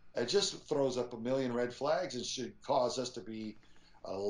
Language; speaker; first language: English; native; English